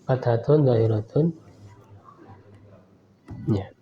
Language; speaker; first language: Arabic; non-native, fluent; Indonesian